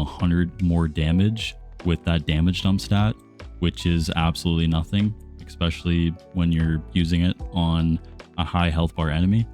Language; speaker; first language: English; native; English